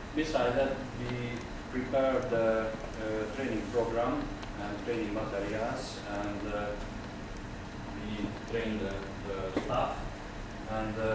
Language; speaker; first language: English; non-native, learner; Hungarian